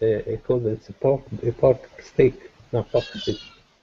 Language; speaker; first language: English; non-native, learner; Italian